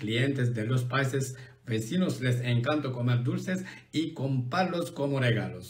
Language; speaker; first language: Spanish; non-native, learner; Turkish